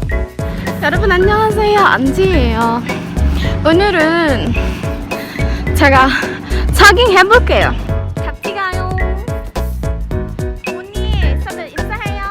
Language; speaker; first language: Korean; non-native, learner; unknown